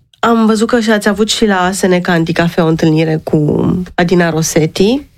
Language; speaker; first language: Romanian; native; Romanian